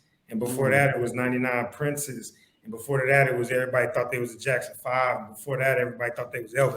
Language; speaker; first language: English; native; English